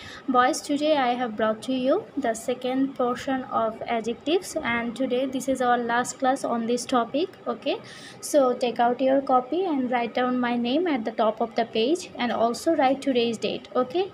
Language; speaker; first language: English; non-native, local second language; Bangla